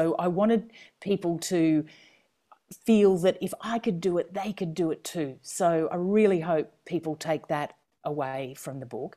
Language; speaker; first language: English; native; English